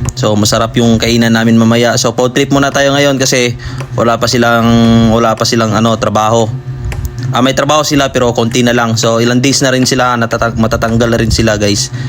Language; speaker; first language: Filipino; non-native, local second language; Cebuano